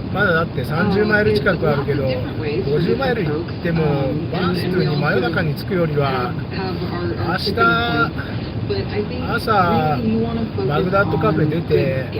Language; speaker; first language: Japanese; native; Japanese